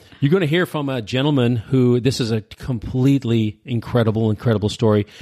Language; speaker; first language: English; early bilingual, other home language; Urdu